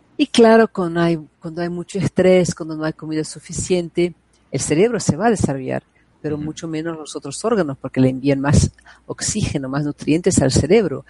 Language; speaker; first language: Spanish; non-native, fluent; Portuguese